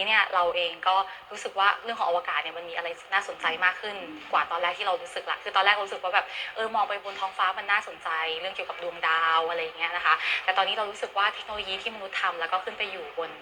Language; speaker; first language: Thai; native; Thai